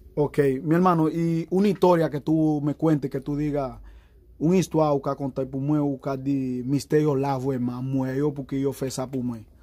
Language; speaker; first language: Spanish; native; Spanish